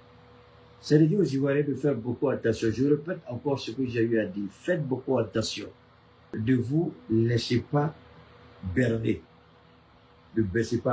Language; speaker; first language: French; native; French